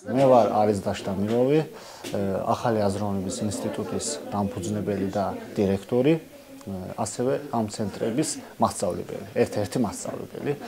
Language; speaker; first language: Georgian; non-native, local second language; Azerbaijani